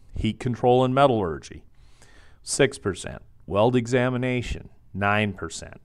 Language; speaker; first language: English; native; English